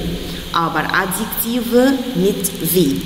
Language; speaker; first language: German; non-native, fluent; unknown